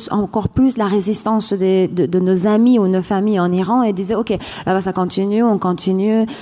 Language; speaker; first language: French; non-native, fluent; Persian